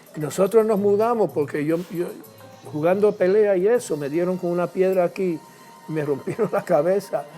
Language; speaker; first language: Spanish; early bilingual, other home language; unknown